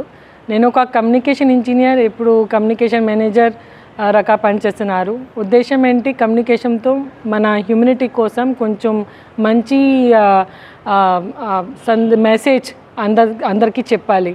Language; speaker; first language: Telugu; non-native, local second language; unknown